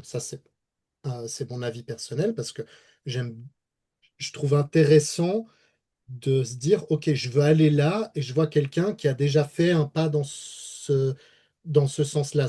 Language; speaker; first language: French; native; French